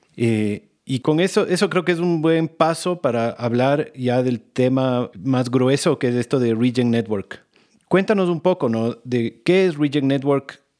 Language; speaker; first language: Spanish; native; Spanish